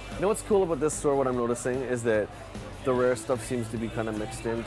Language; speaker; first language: English; native; English